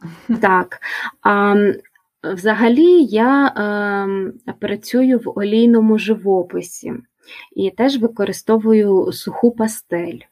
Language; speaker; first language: Ukrainian; native; Ukrainian